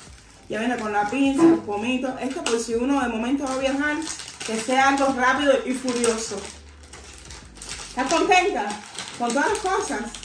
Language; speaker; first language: Spanish; native; Spanish